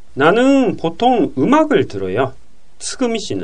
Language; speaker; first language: Korean; non-native, fluent; Japanese